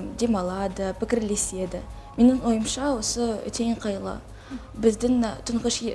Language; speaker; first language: Kazakh; non-native, local second language; Russian